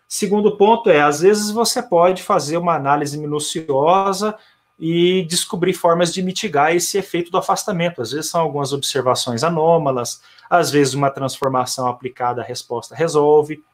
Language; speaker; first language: Portuguese; native; Portuguese